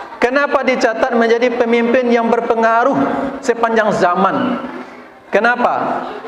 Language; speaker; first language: Malay; non-native, local second language; Minangkabau